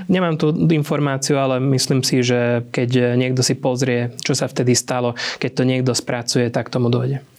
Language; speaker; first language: Slovak; non-native, local second language; Hungarian